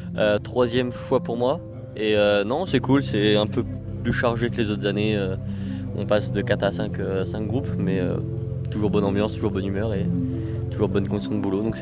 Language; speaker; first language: French; native; French